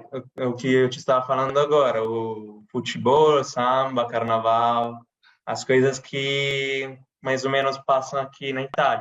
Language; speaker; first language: Portuguese; non-native, fluent; Italian